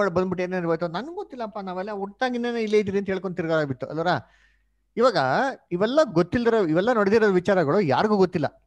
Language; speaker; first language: Kannada; native; Kannada